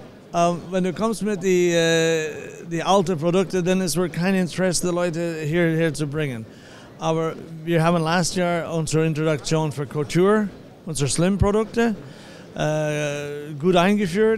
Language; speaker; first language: German; non-native, fluent; English